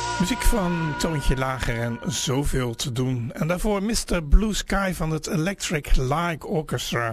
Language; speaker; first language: Dutch; native; Dutch